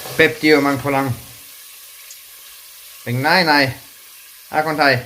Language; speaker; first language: Thai; non-native, learner; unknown